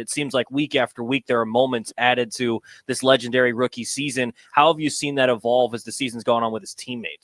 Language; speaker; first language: English; native; English